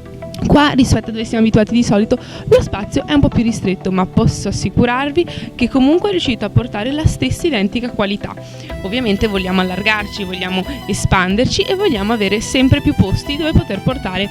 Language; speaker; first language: Italian; native; Italian